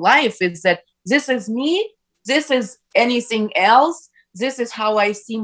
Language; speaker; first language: English; non-native, fluent; Ukrainian